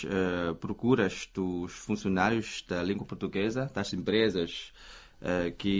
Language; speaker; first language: Portuguese; non-native, fluent; Chinese